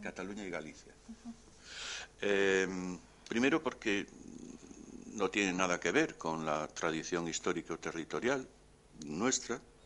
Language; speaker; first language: Spanish; native; Spanish